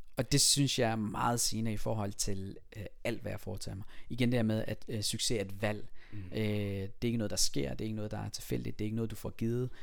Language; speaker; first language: Danish; early bilingual, other home language; Persian